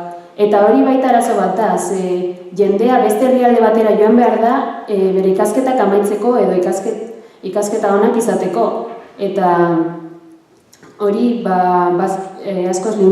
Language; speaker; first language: Basque; early bilingual, other home language; Arabic